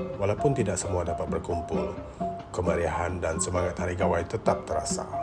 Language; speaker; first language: Malay; non-native, local second language; Iban